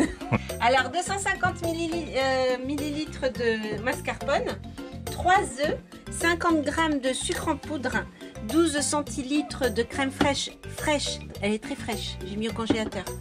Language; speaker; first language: French; native; French